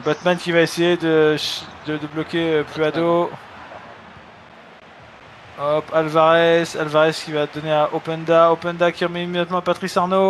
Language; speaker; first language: French; native; French